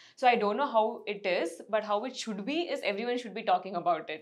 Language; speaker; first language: English; non-native, local second language; Telugu